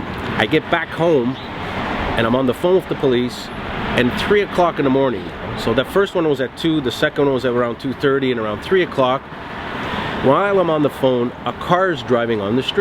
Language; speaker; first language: English; native; English